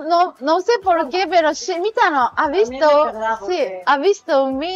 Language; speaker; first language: Spanish; non-native, learner; Japanese